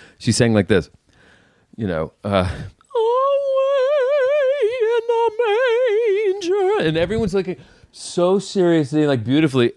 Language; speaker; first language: English; native; English